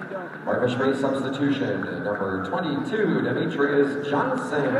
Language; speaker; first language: English; native; English